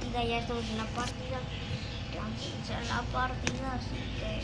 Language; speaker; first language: Spanish; native; Spanish